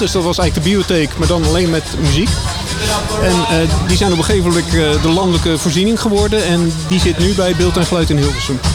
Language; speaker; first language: Dutch; native; Dutch